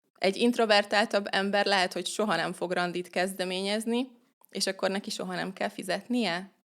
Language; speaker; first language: Hungarian; native; Hungarian